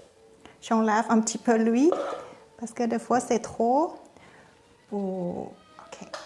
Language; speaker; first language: French; non-native, learner; Thai